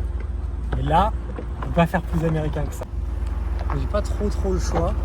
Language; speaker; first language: French; native; French